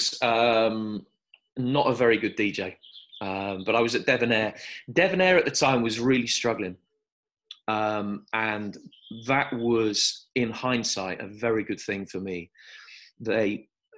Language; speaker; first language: English; native; English